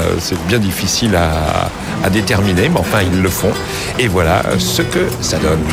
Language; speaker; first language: French; native; French